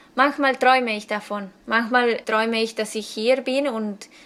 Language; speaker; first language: German; non-native, fluent; Spanish